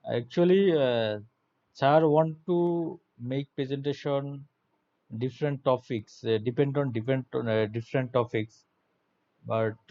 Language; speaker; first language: English; non-native, learner; Bangla